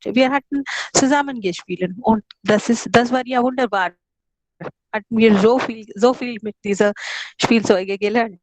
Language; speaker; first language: German; non-native, learner; Hindi